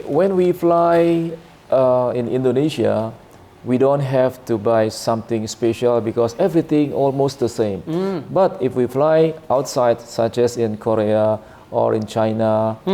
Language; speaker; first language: English; non-native, learner; Indonesian